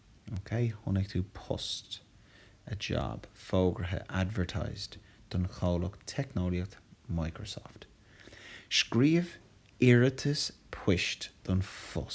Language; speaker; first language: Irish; non-native, local second language; English